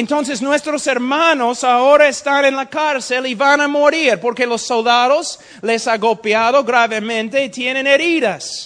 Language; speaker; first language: Spanish; non-native, fluent; English